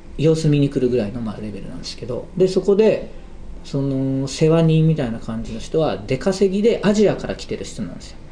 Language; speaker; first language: Japanese; native; Japanese